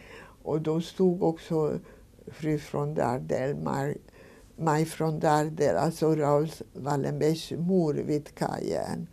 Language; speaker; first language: Swedish; non-native, fluent; Hungarian